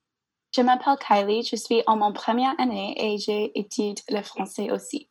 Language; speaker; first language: French; non-native, learner; English